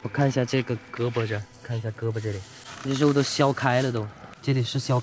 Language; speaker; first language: Chinese; native; Chinese